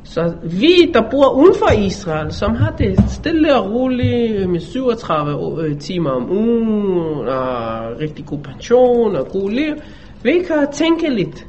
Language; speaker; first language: Danish; non-native, fluent; Hebrew